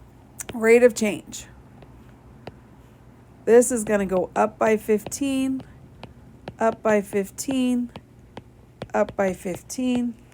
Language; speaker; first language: English; native; English